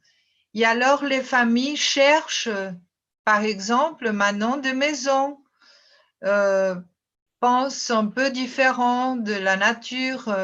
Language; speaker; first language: French; non-native, fluent; Portuguese